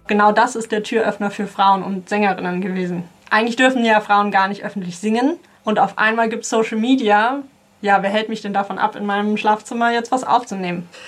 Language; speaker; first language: German; native; German